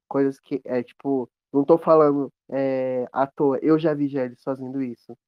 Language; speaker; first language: Portuguese; native; Portuguese